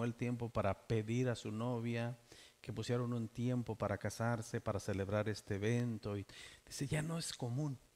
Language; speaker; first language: Spanish; native; Spanish